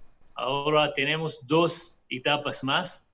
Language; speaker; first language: Spanish; non-native, fluent; Hebrew